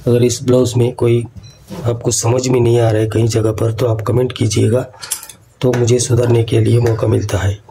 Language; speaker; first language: Hindi; non-native, local second language; Kannada